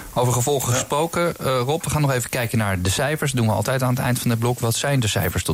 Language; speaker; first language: Dutch; native; Dutch